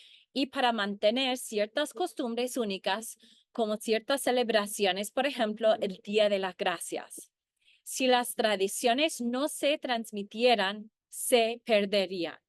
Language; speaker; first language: Spanish; early bilingual, heritage; Spanish